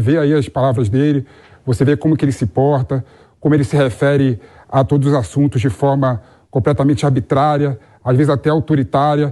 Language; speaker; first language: Portuguese; native; Portuguese